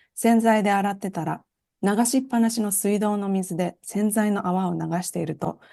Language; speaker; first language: Japanese; early bilingual, heritage; Japanese